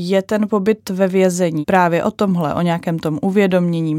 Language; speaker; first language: Czech; native; Czech